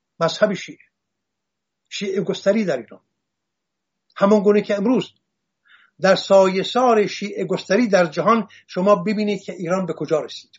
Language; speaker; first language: Persian; non-native, local second language; Assyrian Neo-Aramaic